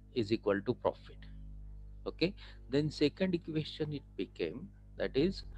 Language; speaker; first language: English; non-native, local second language; Marathi